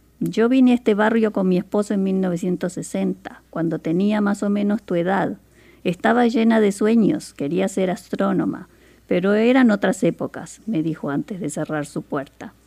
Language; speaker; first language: Spanish; native; Spanish